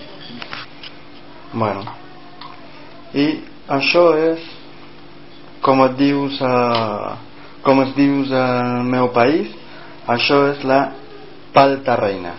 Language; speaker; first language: Catalan; non-native, learner; Spanish